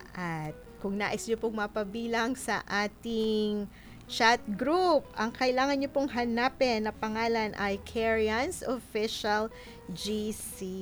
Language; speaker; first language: Filipino; non-native, local second language; Bikol